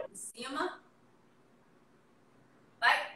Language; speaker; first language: Portuguese; native; Portuguese